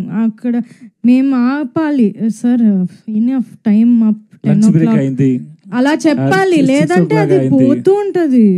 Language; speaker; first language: Telugu; non-native, fluent; Tamil